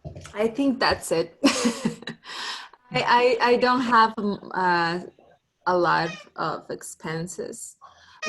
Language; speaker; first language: English; non-native, learner; Spanish